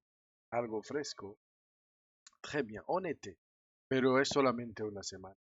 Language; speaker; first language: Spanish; non-native, fluent; French